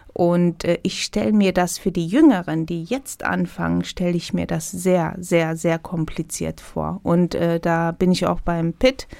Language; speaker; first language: German; non-native, fluent; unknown